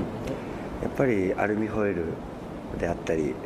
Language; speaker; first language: Japanese; native; Japanese